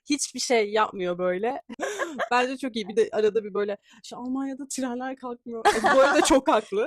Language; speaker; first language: Turkish; native; Turkish